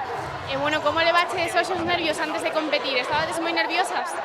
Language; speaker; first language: Galician; native; Galician